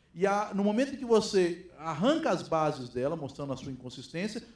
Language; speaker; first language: Portuguese; native; Portuguese